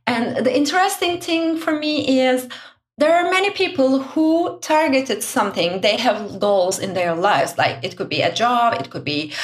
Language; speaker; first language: English; non-native, fluent; Turkish